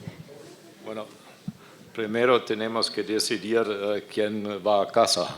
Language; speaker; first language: Spanish; non-native, fluent; German